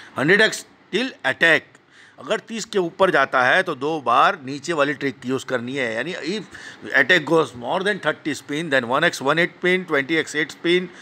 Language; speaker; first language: Hindi; native; Hindi